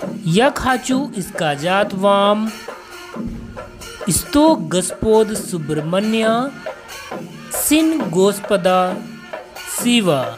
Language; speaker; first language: Russian; non-native, learner; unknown